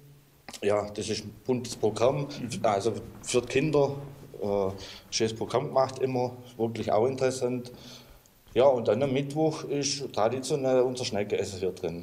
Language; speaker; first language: German; native; German